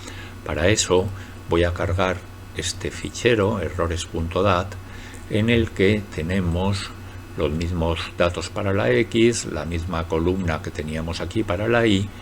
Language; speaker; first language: Spanish; native; Spanish